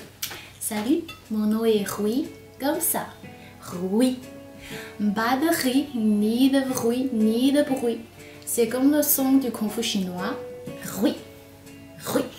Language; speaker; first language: French; non-native, learner; Chinese